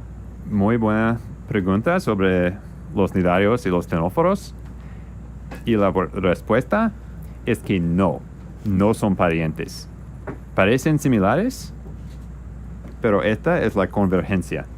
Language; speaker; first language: Spanish; non-native, learner; English